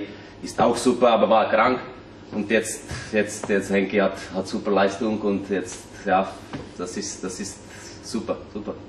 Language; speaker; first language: German; non-native, learner; Czech